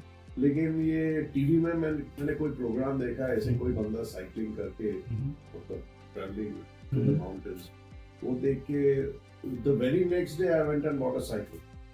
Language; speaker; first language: Hindi; non-native, local second language; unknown